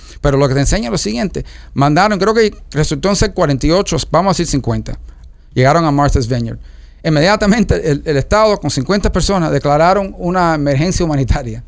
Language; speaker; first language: Spanish; early bilingual, heritage; Spanish